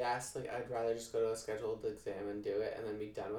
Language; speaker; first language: English; native; English